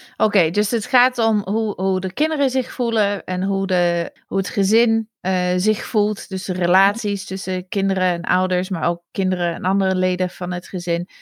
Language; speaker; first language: Dutch; non-native, fluent; English